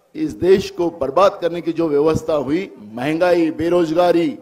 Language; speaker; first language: Hindi; non-native, local second language; Marathi